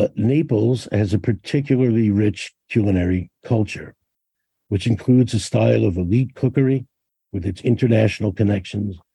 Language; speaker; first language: English; native; English